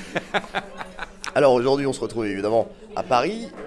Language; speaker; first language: French; native; French